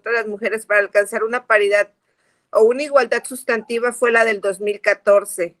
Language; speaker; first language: Spanish; native; Spanish